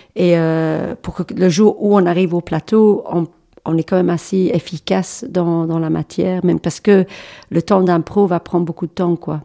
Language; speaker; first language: French; non-native, fluent; English